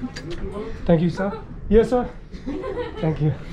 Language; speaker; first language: English; non-native, learner; Burmese